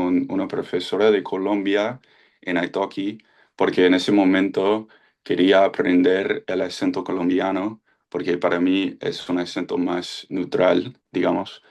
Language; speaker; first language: Spanish; non-native, fluent; English